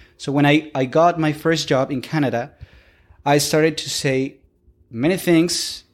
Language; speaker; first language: English; non-native, fluent; Spanish